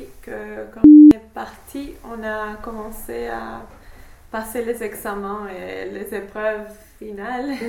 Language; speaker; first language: French; non-native, fluent; English